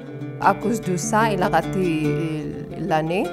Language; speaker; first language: French; non-native, learner; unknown